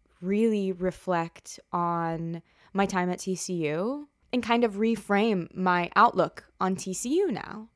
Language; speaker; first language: English; native; English